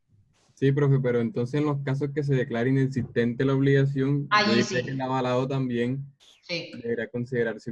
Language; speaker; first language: Spanish; native; Spanish